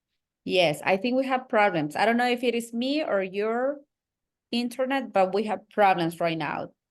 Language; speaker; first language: English; non-native, fluent; Spanish